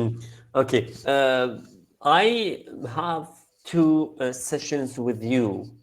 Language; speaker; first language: English; non-native, learner; Arabic